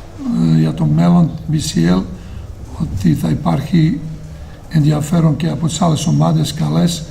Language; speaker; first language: Greek; non-native, fluent; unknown